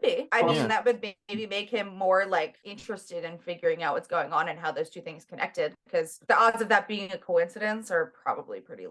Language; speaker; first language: English; native; English